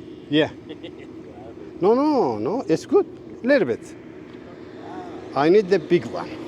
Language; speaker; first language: English; non-native, learner; Persian